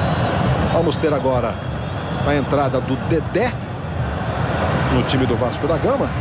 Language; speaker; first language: Portuguese; native; Portuguese